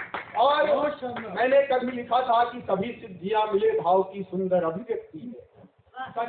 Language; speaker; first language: Hindi; native; Hindi